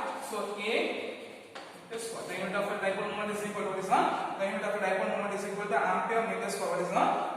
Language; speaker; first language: English; non-native, local second language; Tamil